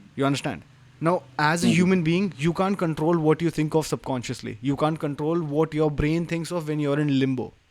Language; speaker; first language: English; non-native, local second language; Hindi